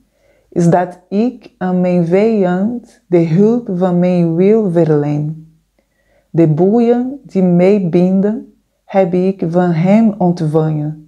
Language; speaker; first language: Dutch; non-native, fluent; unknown